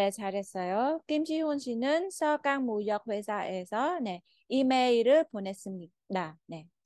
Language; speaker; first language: Korean; non-native, fluent; Khmer